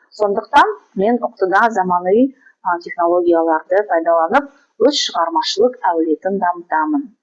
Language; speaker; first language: Kazakh; non-native, local second language; Russian